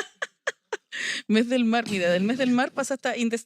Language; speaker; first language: Spanish; native; Spanish